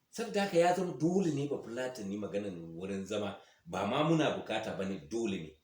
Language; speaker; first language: Hausa; non-native, local second language; Fula